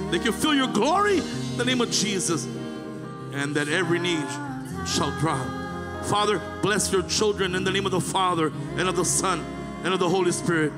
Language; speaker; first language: English; native; English